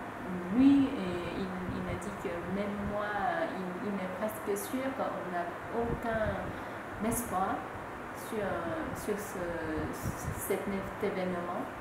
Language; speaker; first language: French; non-native, fluent; Vietnamese